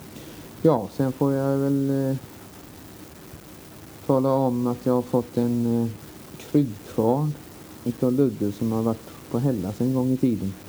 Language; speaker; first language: Swedish; native; Swedish